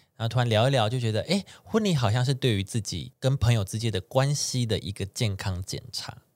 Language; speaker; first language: Chinese; native; Chinese